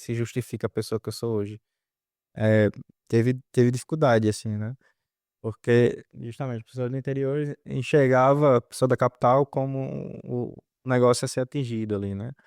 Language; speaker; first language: Portuguese; native; Portuguese